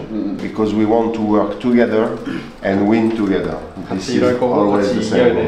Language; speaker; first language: English; non-native, fluent; French